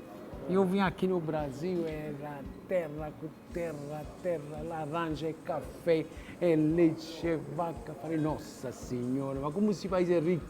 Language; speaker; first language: Portuguese; non-native, fluent; Italian